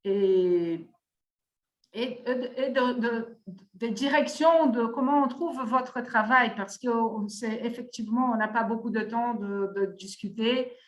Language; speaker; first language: French; non-native, fluent; Portuguese